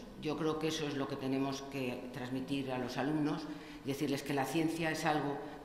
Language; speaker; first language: Spanish; native; Spanish